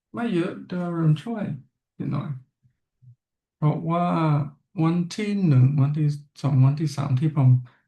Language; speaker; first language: Thai; non-native, learner; English